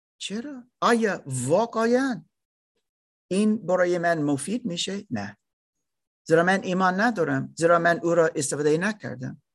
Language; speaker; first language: Persian; non-native, learner; German